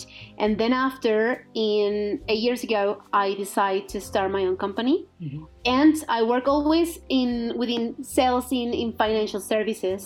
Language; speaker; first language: English; non-native, fluent; Spanish